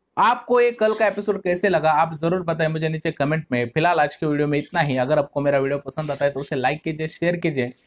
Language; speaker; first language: Hindi; non-native, local second language; Marathi